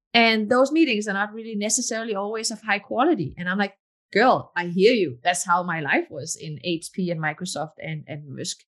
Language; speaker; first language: English; non-native, fluent; Danish